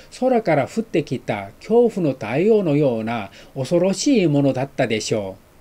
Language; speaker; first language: Japanese; non-native, fluent; Chinese